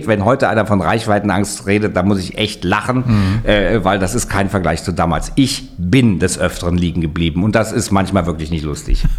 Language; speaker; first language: German; native; German